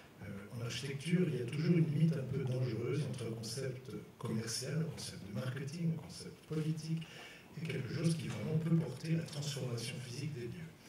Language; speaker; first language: French; native; French